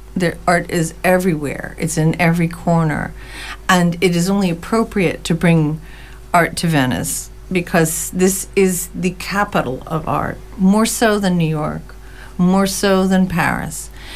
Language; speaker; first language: English; native; English